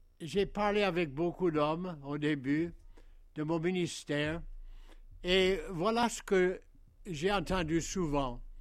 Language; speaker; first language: French; non-native, fluent; English